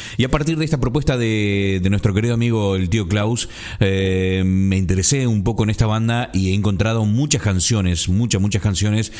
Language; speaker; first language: Spanish; native; Spanish